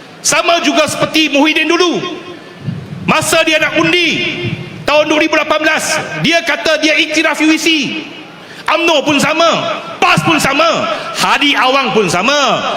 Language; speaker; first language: Malay; non-native, local second language; Chinese